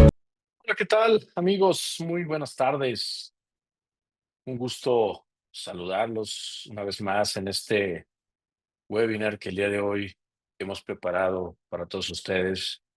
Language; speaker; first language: Spanish; native; Spanish